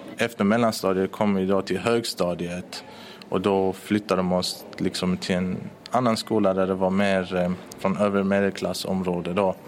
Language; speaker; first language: Swedish; early bilingual, other home language; Persian